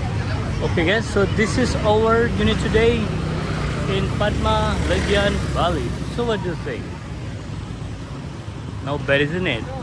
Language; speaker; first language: English; non-native, local second language; Indonesian